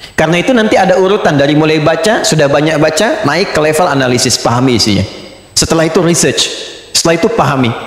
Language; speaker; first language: Indonesian; native; Indonesian